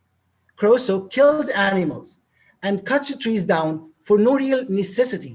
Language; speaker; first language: English; non-native, local second language; Arabic